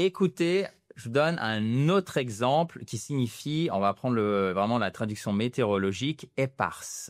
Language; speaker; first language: French; native; French